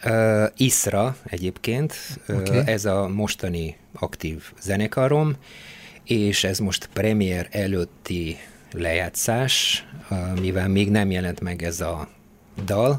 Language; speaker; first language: Hungarian; non-native, fluent; Bulgarian